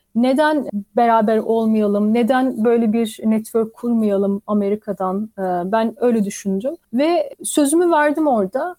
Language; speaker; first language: Turkish; native; Turkish